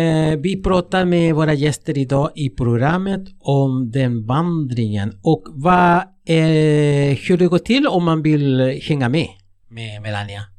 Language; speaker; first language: Swedish; non-native, fluent; Spanish